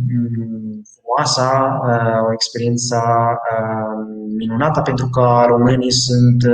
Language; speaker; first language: Romanian; non-native, fluent; Italian